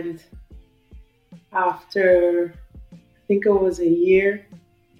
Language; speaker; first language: English; non-native, fluent; German